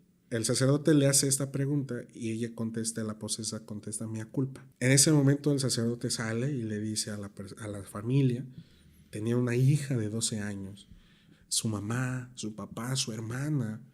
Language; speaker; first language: Spanish; native; Spanish